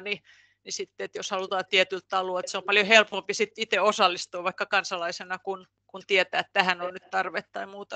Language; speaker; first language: Finnish; native; Finnish